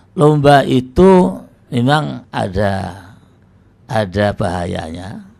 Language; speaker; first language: Indonesian; non-native, local second language; Javanese